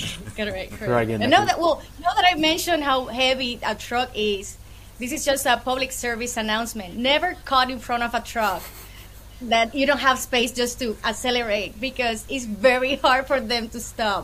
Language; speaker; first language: English; non-native, fluent; Spanish